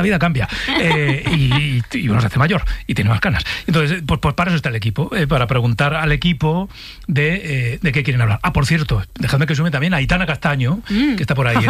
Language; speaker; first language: Spanish; native; Spanish